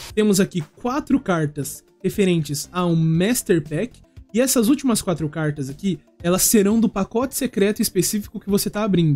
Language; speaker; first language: Portuguese; native; Portuguese